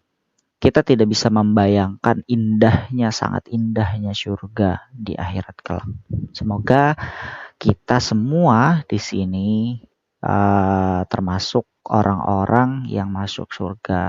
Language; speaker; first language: Indonesian; native; Indonesian